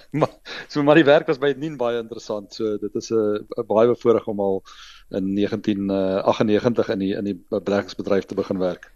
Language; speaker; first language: Afrikaans; native; Afrikaans